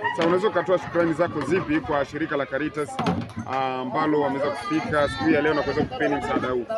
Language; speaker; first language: Swahili; native; Swahili